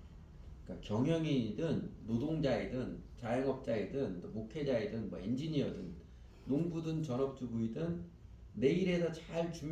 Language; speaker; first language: Korean; native; Korean